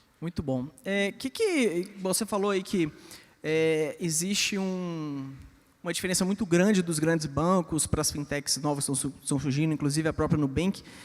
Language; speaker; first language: Portuguese; native; Portuguese